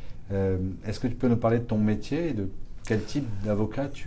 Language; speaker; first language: French; native; French